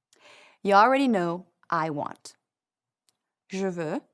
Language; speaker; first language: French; non-native, fluent; English